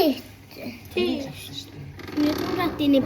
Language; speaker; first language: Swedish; early bilingual, other home language; Mongolian